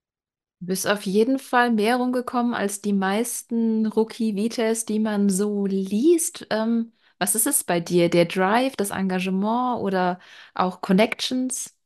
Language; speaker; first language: German; native; German